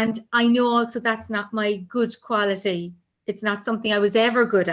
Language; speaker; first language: English; native; English